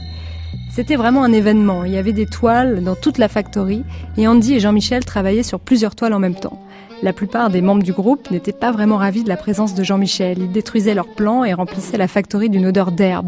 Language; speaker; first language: French; native; French